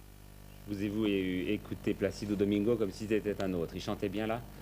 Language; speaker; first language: French; native; French